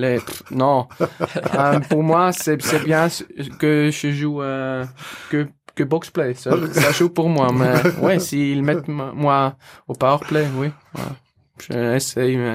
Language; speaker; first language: French; non-native, local second language; German